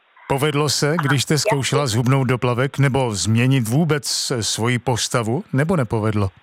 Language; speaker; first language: Czech; native; Czech